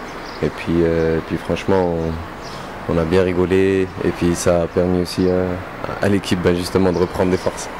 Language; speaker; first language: French; native; French